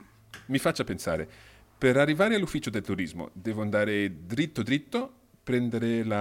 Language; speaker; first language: Italian; non-native, fluent; English